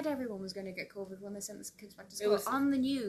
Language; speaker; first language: English; native; English